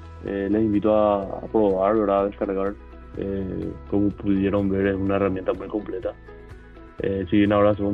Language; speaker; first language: Spanish; native; Spanish